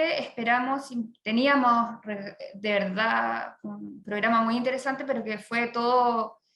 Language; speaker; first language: Spanish; native; Spanish